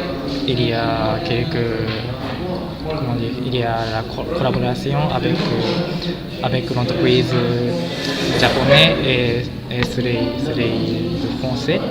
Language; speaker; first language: French; non-native, fluent; Japanese